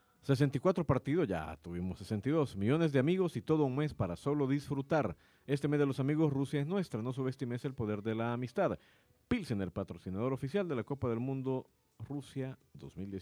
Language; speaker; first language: Spanish; native; Spanish